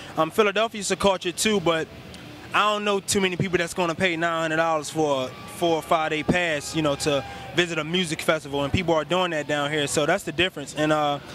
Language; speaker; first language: English; native; English